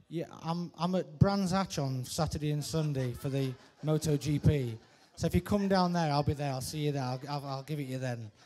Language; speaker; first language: English; native; English